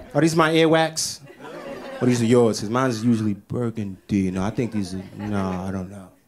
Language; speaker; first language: English; native; English